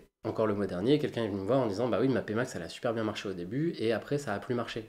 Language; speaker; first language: French; native; French